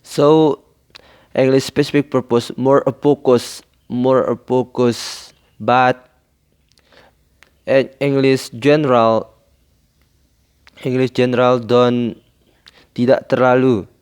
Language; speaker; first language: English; non-native, learner; Indonesian